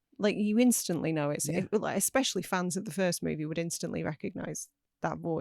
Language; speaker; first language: English; native; English